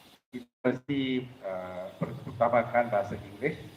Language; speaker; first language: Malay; non-native, local second language; Min Nan Chinese